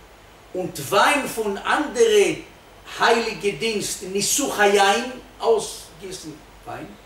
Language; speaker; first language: German; non-native, fluent; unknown